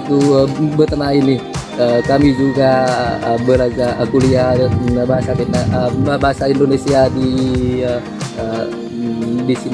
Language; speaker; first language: Indonesian; non-native, learner; Vietnamese